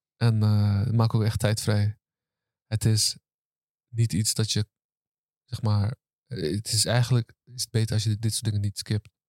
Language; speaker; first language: Dutch; early bilingual, other home language; Turkish